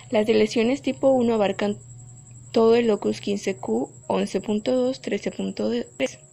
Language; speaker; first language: Spanish; native; Spanish